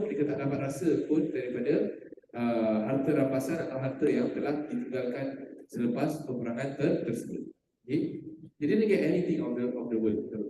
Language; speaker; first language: Malay; native; Malay